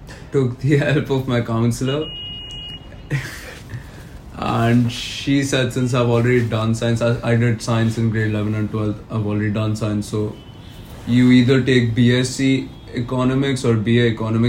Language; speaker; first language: English; non-native, local second language; Hindi